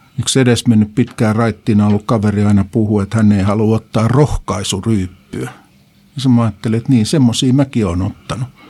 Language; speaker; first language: Finnish; native; Finnish